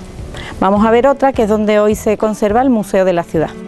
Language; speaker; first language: Spanish; native; Spanish